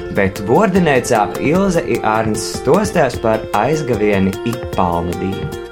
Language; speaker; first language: Latvian; native; Latvian